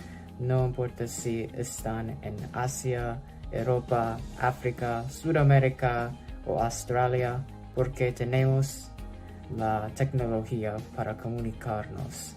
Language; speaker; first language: Spanish; non-native, fluent; English